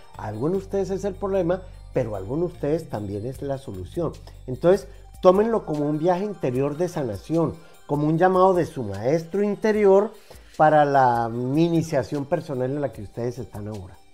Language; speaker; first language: Spanish; native; Spanish